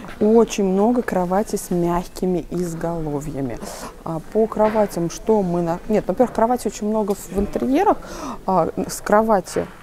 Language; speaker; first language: Russian; native; Russian